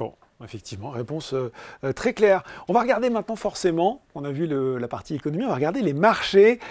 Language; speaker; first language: French; native; French